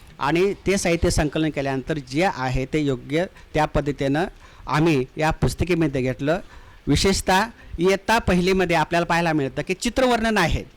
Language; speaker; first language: Marathi; native; Marathi